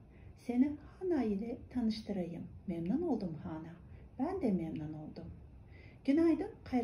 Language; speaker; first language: Turkish; non-native, fluent; Kazakh